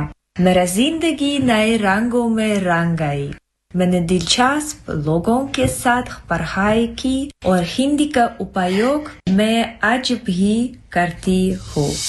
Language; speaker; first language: Hindi; non-native, fluent; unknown